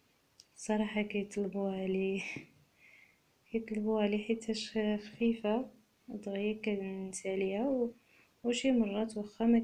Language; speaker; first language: Arabic; native; Arabic